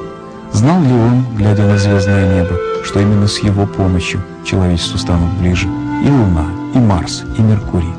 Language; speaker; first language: Russian; native; Russian